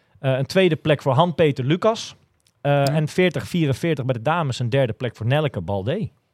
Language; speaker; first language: Dutch; native; Dutch